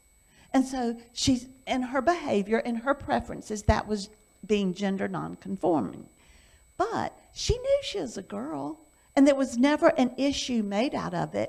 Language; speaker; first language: English; native; English